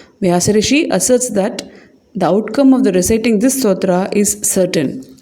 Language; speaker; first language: English; non-native, local second language; Tamil